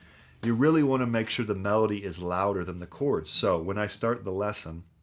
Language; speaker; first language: English; native; English